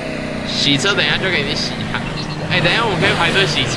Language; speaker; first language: Chinese; native; Chinese